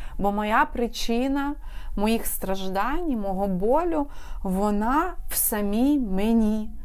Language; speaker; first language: Ukrainian; non-native, local second language; Russian